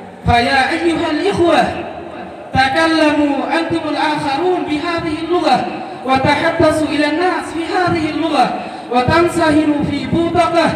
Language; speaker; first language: Arabic; non-native, learner; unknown